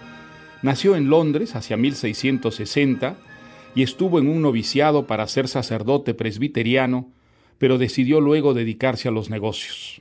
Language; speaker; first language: Spanish; native; Spanish